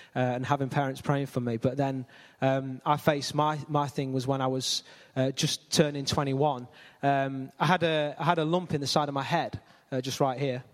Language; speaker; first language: English; native; English